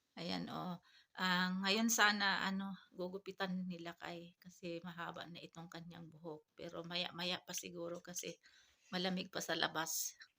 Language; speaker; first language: Filipino; non-native, local second language; Iloko